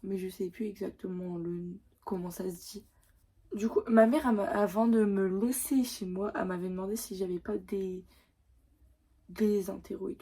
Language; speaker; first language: French; native; French